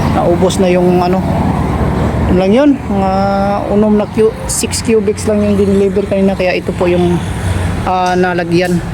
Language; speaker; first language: Filipino; non-native, local second language; Cebuano